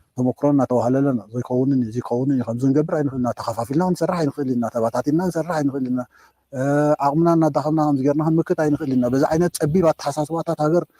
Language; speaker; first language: Tigrinya; native; Tigrinya